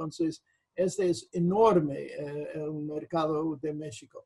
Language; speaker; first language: Spanish; non-native, fluent; English